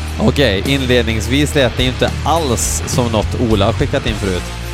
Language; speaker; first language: Swedish; native; Swedish